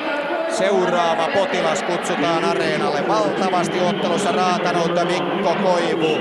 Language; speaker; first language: Finnish; native; Finnish